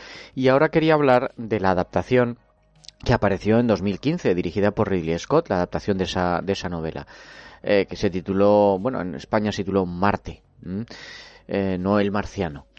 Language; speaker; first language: Spanish; native; Spanish